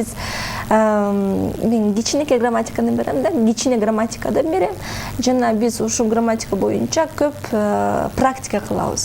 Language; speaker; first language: Kyrgyz; non-native, local second language; Russian